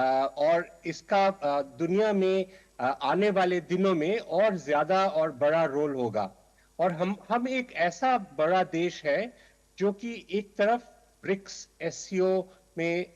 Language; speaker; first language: Hindi; native; Hindi